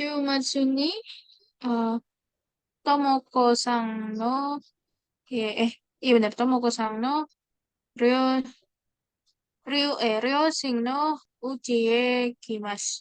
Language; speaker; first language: Japanese; non-native, learner; Indonesian